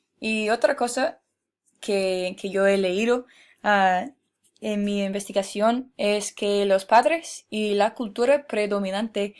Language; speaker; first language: Spanish; non-native, fluent; English